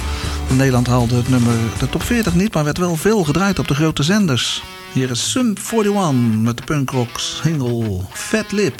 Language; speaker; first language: Dutch; native; Dutch